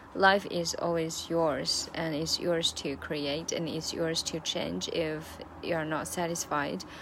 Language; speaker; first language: English; non-native, fluent; Chinese